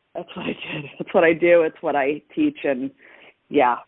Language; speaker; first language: English; native; English